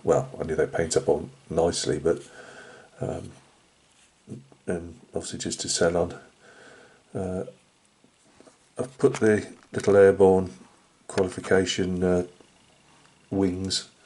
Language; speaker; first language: English; native; English